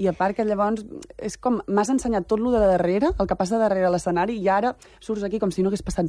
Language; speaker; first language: Catalan; native; Catalan